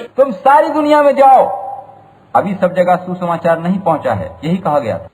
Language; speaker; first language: Hindi; native; Hindi